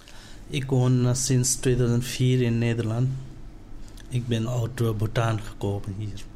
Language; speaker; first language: Dutch; non-native, learner; Nepali